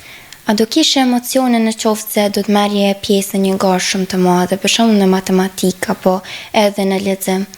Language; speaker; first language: Albanian; native; Albanian